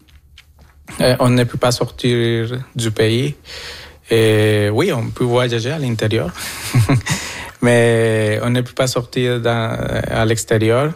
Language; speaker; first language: French; non-native, fluent; Spanish